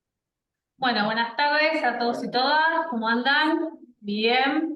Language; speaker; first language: Spanish; native; Spanish